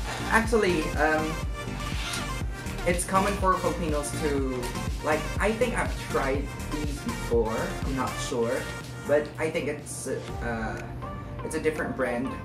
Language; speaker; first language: English; non-native, local second language; Filipino